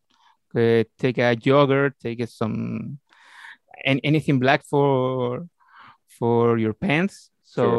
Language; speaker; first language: English; non-native, learner; Spanish